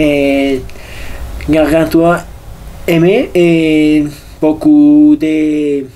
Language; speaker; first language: French; non-native, learner; Spanish